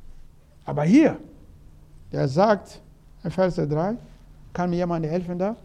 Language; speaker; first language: German; non-native, learner; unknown